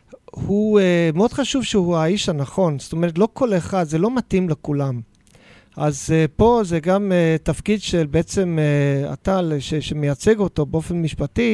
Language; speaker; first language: Hebrew; non-native, fluent; English